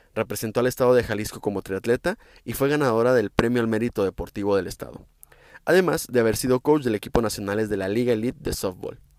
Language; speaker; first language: Spanish; native; Spanish